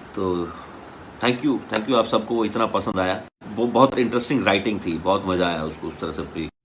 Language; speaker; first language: Hindi; native; Hindi